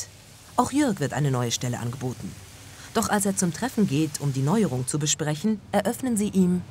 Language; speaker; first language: German; native; German